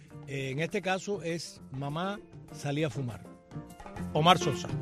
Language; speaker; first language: Spanish; native; Spanish